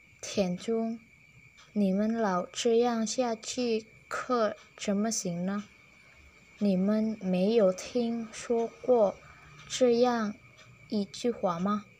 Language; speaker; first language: Chinese; non-native, learner; Indonesian